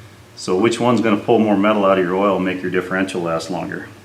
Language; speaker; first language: English; native; English